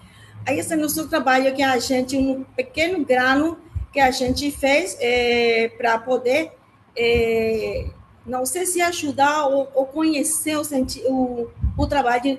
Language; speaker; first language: Portuguese; non-native, learner; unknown